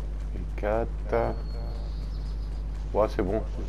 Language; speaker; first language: French; native; French